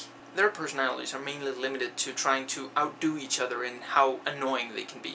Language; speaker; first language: English; native; English